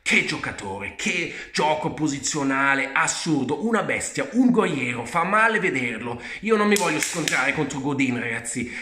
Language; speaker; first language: Italian; early bilingual, heritage; Italian